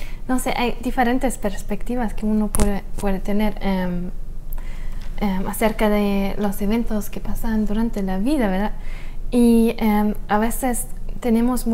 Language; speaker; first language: Spanish; non-native, fluent; German